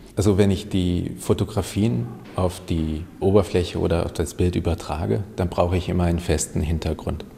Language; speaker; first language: German; non-native, fluent; Hungarian